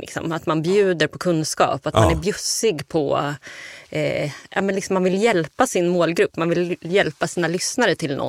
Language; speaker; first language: Swedish; native; Swedish